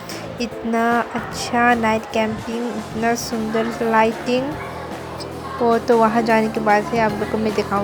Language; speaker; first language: Hindi; non-native, local second language; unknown